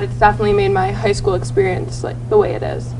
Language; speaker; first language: English; native; English